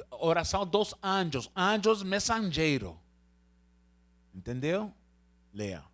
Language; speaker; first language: Portuguese; non-native, learner; Spanish